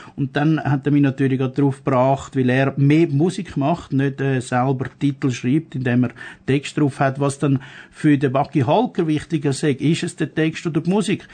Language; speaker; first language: German; native; German